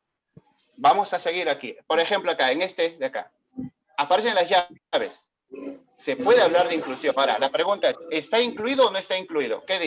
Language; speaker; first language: Spanish; native; Spanish